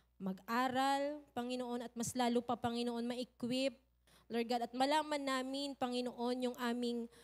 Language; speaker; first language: Filipino; native; Filipino